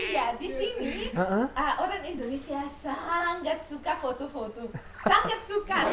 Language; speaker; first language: Indonesian; non-native, learner; Arabic